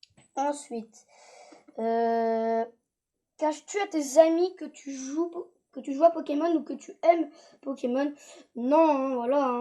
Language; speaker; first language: French; native; French